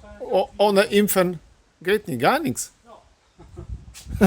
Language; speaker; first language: German; non-native, learner; Polish